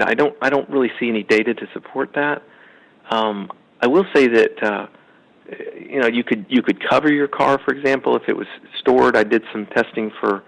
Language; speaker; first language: English; native; English